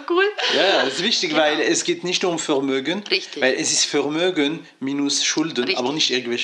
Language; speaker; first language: German; non-native, fluent; French